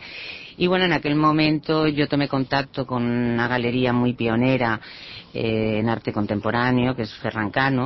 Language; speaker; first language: Spanish; early bilingual, heritage; Spanish